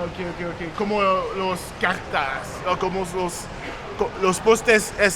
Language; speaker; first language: Spanish; non-native, learner; English